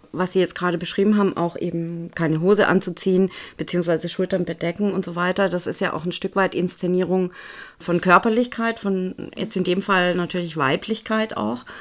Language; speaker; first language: German; native; German